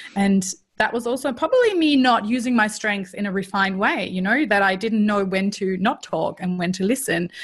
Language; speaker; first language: English; non-native, fluent; German